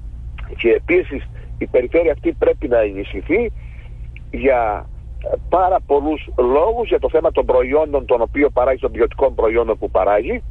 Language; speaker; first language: Greek; native; Greek